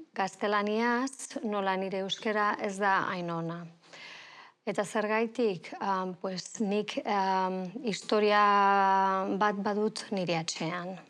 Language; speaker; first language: Basque; non-native, local second language; Spanish